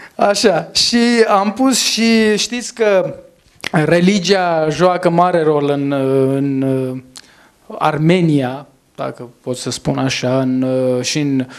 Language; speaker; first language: Romanian; non-native, fluent; Armenian